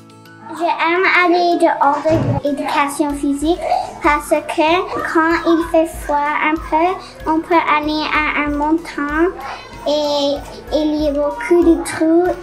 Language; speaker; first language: French; non-native, local second language; English